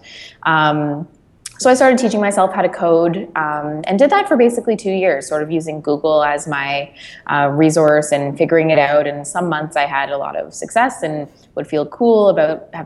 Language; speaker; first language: English; native; English